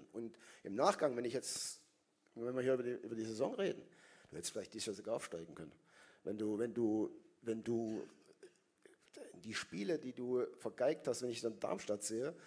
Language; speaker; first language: German; native; German